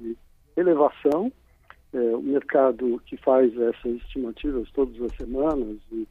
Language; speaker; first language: Portuguese; native; Portuguese